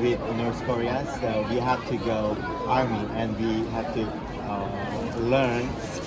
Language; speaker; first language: English; non-native, learner; Korean